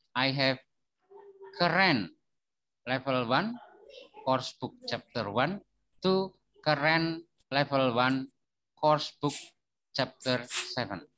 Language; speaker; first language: English; non-native, fluent; Indonesian